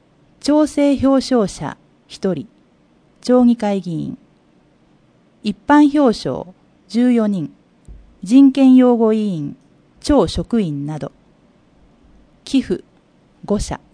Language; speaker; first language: Japanese; native; Japanese